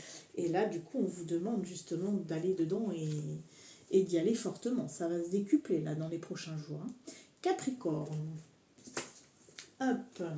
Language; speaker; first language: French; native; French